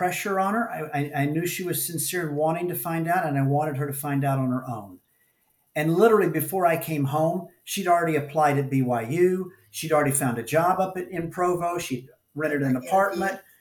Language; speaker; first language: English; native; English